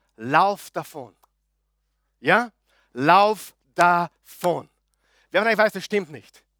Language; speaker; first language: German; native; German